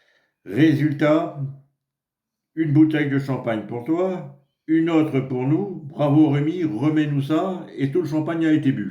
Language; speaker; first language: French; native; French